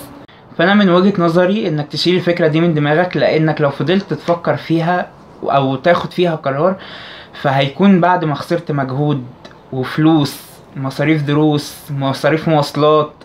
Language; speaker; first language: Arabic; native; Arabic